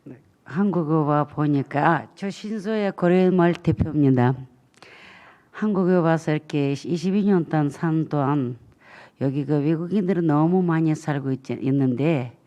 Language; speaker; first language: Korean; non-native, fluent; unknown